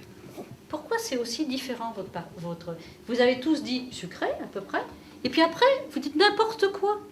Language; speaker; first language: French; native; French